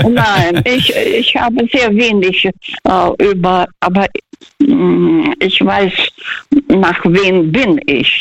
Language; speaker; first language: German; non-native, fluent; Russian